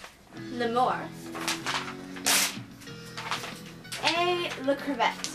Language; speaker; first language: French; non-native, learner; English